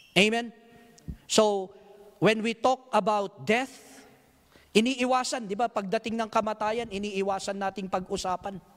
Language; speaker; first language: Filipino; native; Filipino